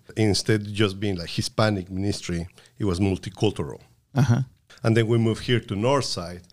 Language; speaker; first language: English; non-native, fluent; Spanish